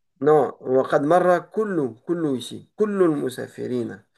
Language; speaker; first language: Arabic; non-native, learner; French